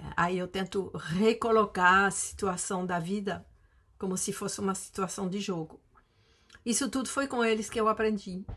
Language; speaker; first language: Portuguese; non-native, fluent; French